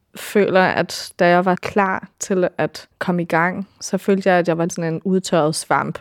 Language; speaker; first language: Danish; early bilingual, other home language; English